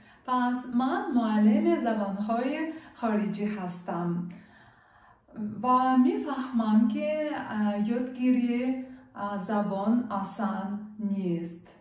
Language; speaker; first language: Persian; non-native, fluent; Kyrgyz